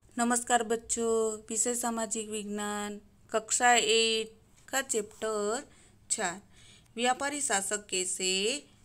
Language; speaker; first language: Hindi; non-native, local second language; Gujarati